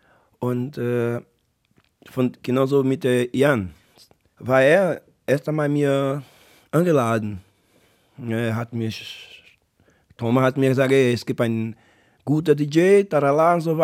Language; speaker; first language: German; non-native, learner; Portuguese